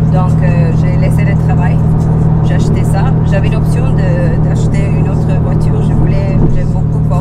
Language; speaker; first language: French; non-native, learner; English